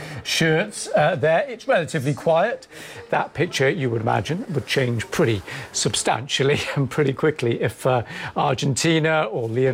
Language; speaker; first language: English; native; English